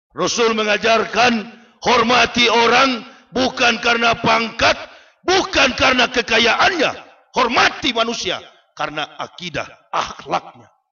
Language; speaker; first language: Malay; native; Malay